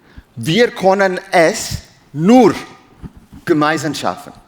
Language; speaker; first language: German; non-native, learner; English